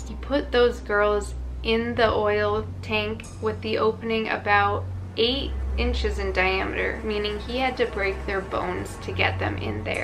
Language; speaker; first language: English; native; English